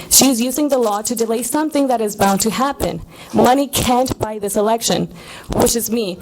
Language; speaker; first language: English; early bilingual, other home language; Spanish